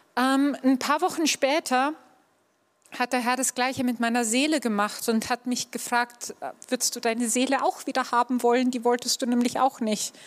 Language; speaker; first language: German; native; German